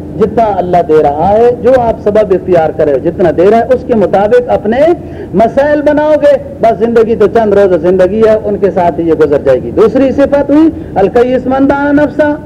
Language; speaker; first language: Urdu; native; Urdu